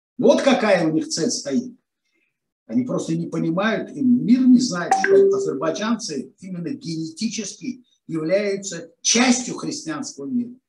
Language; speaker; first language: Russian; non-native, local second language; Azerbaijani